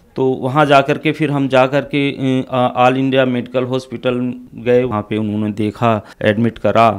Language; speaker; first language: Hindi; native; Hindi